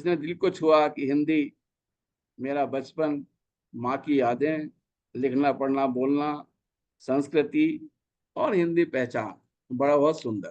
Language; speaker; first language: Hindi; native; Hindi